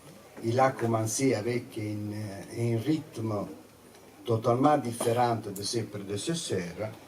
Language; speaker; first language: French; non-native, fluent; Italian